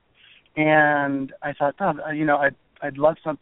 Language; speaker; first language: English; native; English